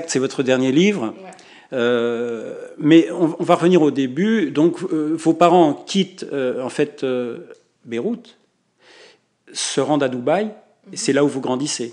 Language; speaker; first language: French; native; French